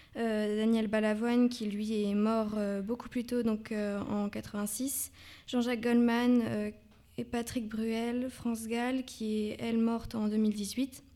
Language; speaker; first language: French; native; French